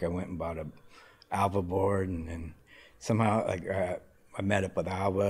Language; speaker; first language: English; native; English